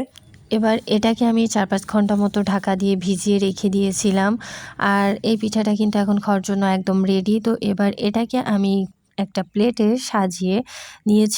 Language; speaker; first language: Bangla; native; Bangla